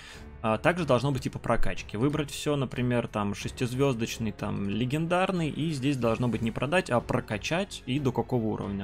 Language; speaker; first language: Russian; native; Russian